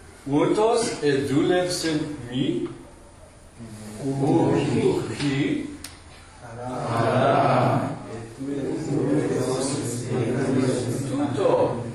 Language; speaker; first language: Greek; non-native, fluent; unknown